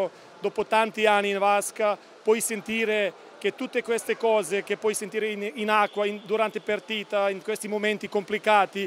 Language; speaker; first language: Italian; non-native, learner; Serbian